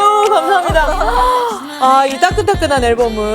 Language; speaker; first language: Korean; native; Korean